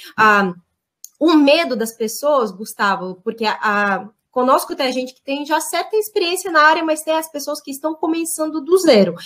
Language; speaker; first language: Portuguese; non-native, fluent; Russian